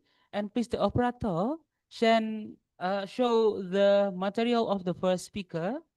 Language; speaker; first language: English; non-native, local second language; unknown